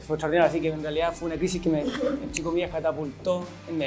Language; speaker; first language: Spanish; native; Spanish